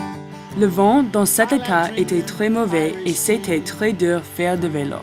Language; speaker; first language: French; non-native, learner; English